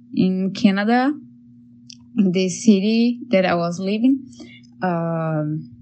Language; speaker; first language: English; non-native, learner; Portuguese